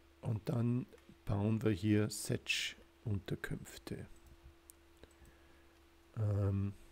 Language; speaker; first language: German; native; German